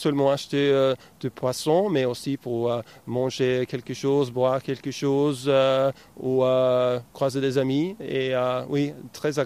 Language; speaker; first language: French; non-native, fluent; Norwegian